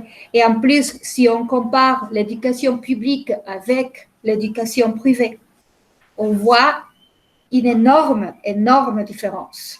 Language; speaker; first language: French; non-native, fluent; Spanish